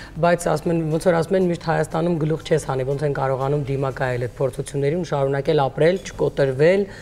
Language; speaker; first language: Armenian; native; Armenian